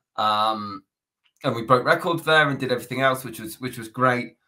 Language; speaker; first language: English; native; English